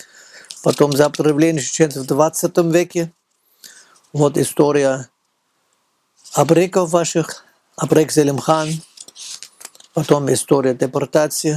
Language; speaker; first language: Russian; non-native, fluent; German